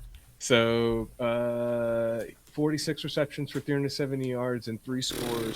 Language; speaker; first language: English; native; English